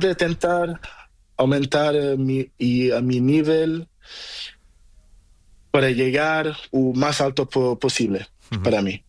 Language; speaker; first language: Spanish; non-native, learner; Portuguese